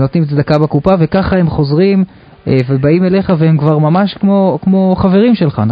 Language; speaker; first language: Hebrew; native; Hebrew